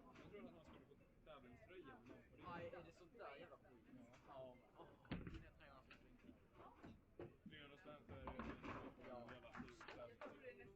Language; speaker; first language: Swedish; native; Swedish